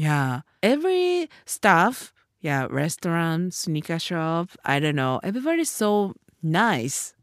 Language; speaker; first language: English; non-native, learner; Japanese